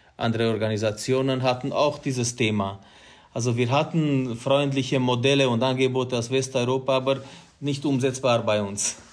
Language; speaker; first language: German; non-native, fluent; Hungarian